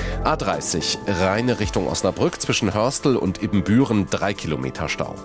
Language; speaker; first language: German; native; German